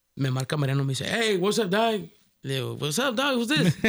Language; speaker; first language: English; early bilingual, other home language; Spanish